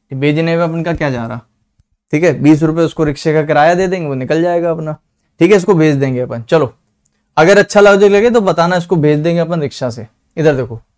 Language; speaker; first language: Hindi; native; Hindi